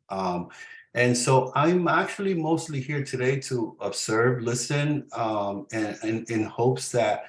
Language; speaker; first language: English; early bilingual, other home language; Spanish